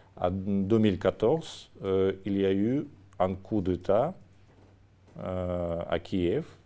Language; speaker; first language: French; non-native, fluent; Russian